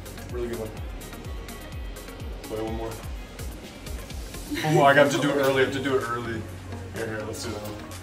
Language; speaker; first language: English; native; English